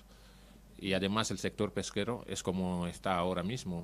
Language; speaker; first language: Spanish; native; Spanish